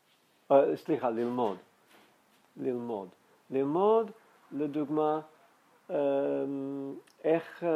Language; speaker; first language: Hebrew; non-native, fluent; English